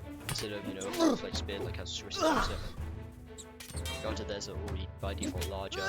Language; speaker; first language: English; native; English